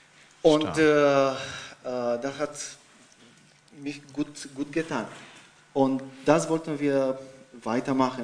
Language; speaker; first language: German; non-native, fluent; Romanian